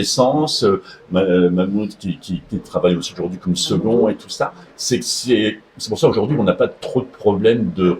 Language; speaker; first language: French; native; French